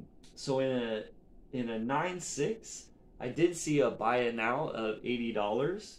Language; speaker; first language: English; native; English